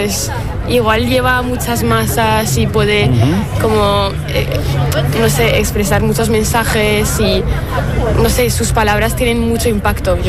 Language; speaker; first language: Spanish; non-native, fluent; French